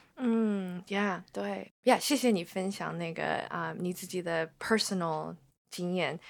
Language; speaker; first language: Chinese; early bilingual, heritage; Chinese